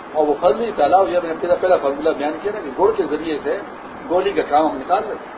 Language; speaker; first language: Urdu; non-native, local second language; Pashto